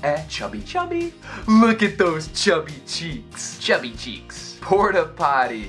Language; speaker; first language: English; native; English